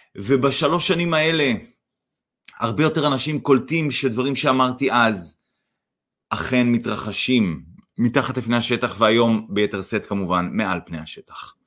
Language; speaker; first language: Hebrew; non-native, fluent; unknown